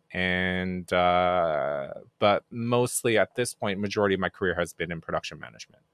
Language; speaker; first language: English; non-native, fluent; Japanese